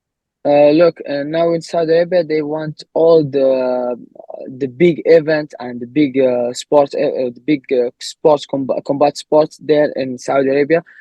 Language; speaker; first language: English; non-native, learner; Arabic